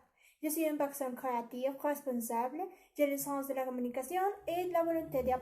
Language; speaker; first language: French; non-native, learner; Spanish